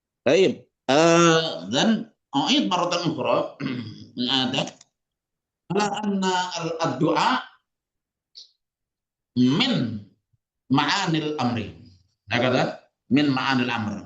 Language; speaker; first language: Arabic; non-native, fluent; Indonesian